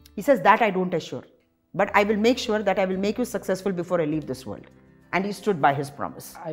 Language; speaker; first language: English; non-native, local second language; Tamil